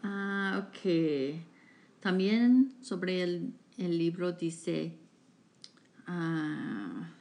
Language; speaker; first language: Spanish; non-native, learner; English